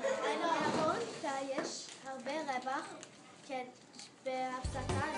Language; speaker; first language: Hebrew; non-native, learner; English